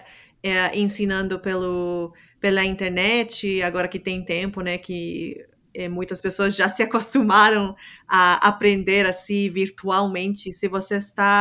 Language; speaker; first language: Portuguese; non-native, fluent; English